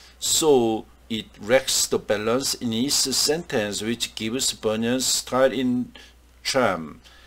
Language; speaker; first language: English; non-native, fluent; Korean